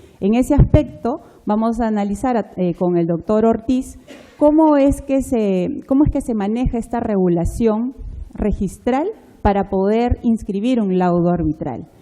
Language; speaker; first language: Spanish; native; Spanish